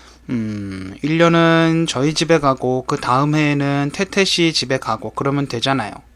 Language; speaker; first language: Korean; native; Korean